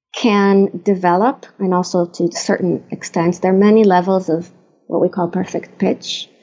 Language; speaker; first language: English; non-native, fluent; Hebrew